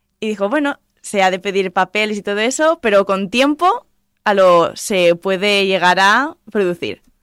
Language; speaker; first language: Spanish; non-native, local second language; Catalan